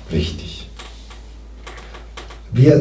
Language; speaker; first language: German; non-native, fluent; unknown